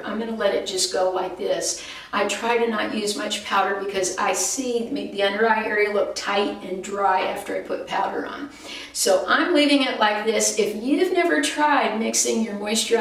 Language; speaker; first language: English; native; English